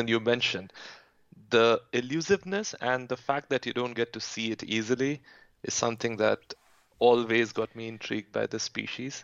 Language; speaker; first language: English; non-native, local second language; Hindi